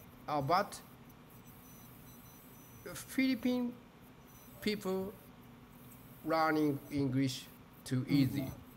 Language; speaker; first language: English; non-native, learner; Japanese